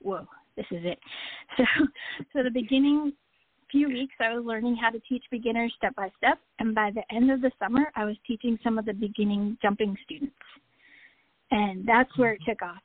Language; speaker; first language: English; native; English